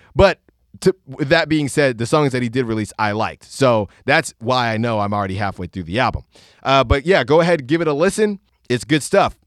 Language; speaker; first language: English; early bilingual, other home language; Spanish